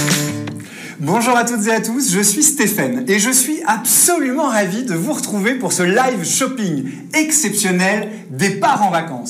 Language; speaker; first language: French; native; French